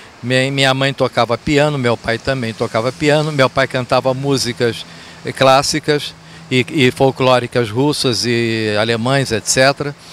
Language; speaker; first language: Portuguese; early bilingual, other home language; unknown